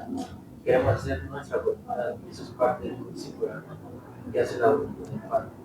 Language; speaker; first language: Spanish; native; Spanish